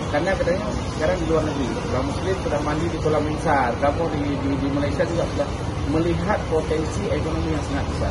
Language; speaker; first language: Indonesian; non-native, local second language; Achinese